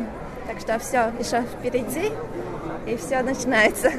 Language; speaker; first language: Russian; non-native, fluent; Latvian